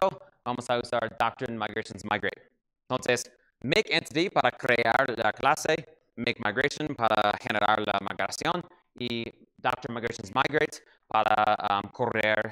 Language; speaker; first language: Spanish; non-native, learner; English